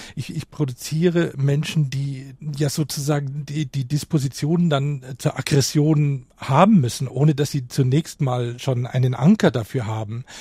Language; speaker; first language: German; native; German